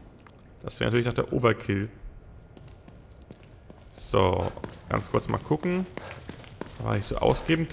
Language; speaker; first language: German; native; German